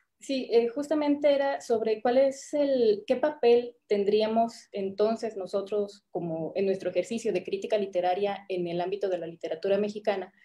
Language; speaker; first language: Spanish; native; Spanish